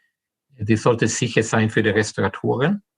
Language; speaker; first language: German; non-native, fluent; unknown